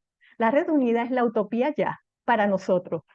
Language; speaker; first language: Spanish; native; Spanish